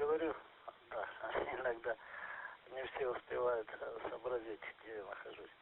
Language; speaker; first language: Russian; native; Russian